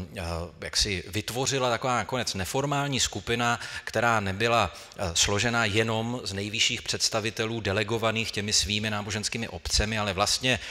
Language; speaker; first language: Czech; native; Czech